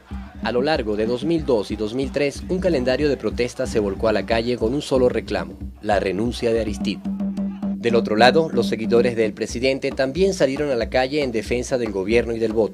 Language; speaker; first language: Spanish; native; Spanish